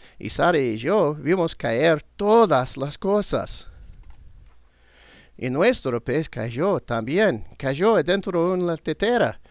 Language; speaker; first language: Spanish; non-native, learner; English